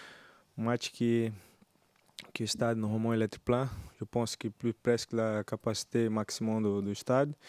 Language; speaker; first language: French; non-native, learner; Portuguese